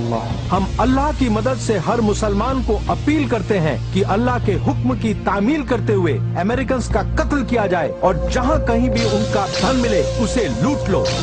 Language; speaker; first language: Hindi; native; Hindi